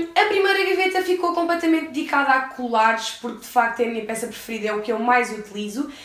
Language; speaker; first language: Portuguese; early bilingual, heritage; English